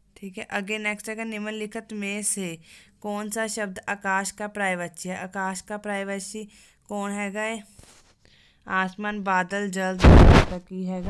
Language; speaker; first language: Hindi; non-native, local second language; Punjabi